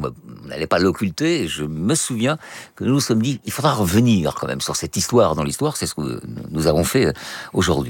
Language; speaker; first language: French; native; French